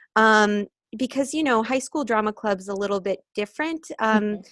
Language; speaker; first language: English; native; English